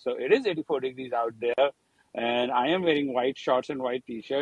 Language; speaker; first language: English; non-native, local second language; Hindi